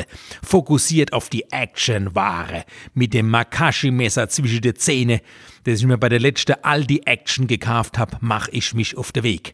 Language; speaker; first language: German; native; German